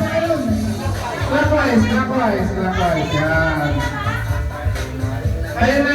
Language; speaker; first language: Filipino; native; Filipino